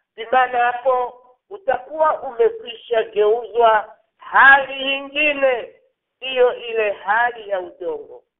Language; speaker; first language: Swahili; non-native, local second language; Rundi